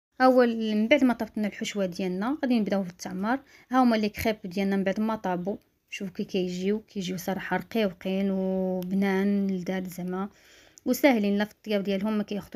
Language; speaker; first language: Arabic; native; Arabic